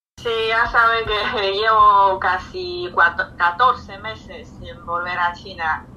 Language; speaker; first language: Spanish; non-native, fluent; Chinese